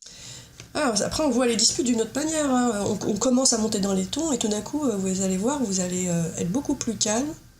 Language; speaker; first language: French; native; French